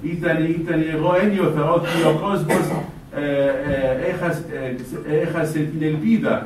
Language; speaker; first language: Greek; non-native, fluent; Arabic